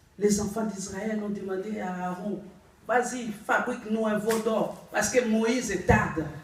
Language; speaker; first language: French; non-native, local second language; Lingala